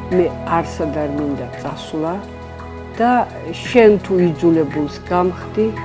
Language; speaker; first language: Georgian; non-native, local second language; Svan